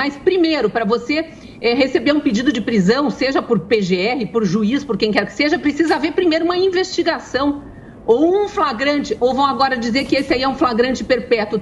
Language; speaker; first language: Portuguese; native; Portuguese